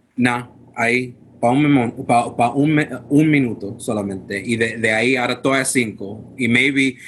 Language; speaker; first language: Spanish; non-native, fluent; English